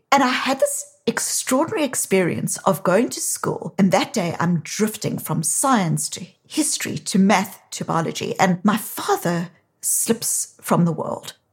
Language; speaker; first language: English; native; English